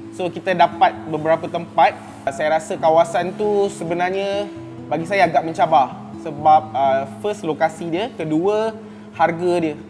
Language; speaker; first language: Malay; native; Malay